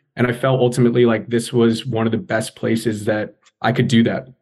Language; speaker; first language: English; native; English